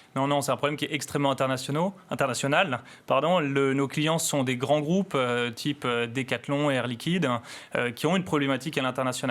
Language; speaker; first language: French; native; French